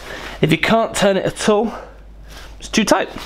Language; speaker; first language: English; native; English